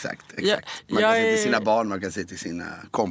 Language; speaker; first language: Swedish; non-native, fluent; Italian